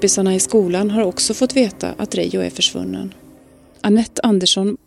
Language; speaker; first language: Swedish; native; Swedish